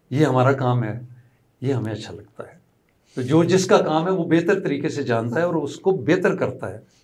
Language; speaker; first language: Urdu; non-native, local second language; Pahari-Potwari